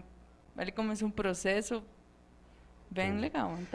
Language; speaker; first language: Portuguese; non-native, fluent; Spanish